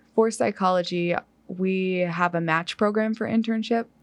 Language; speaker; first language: English; native; English